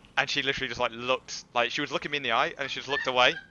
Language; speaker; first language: English; native; English